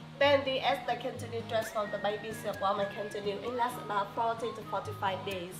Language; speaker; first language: English; non-native, fluent; Vietnamese